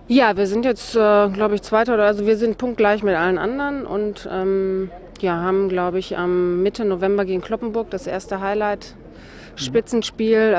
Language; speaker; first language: German; native; German